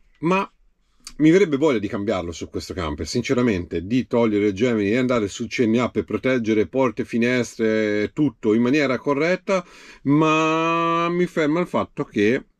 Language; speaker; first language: Italian; native; Italian